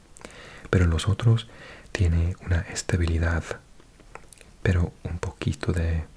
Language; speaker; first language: Spanish; non-native, fluent; English